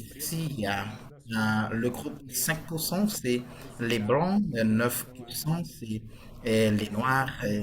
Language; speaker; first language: French; non-native, fluent; Portuguese